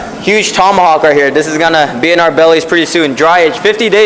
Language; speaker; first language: English; native; English